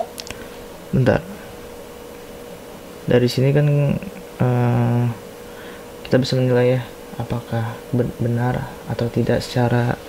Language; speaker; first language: Indonesian; native; Indonesian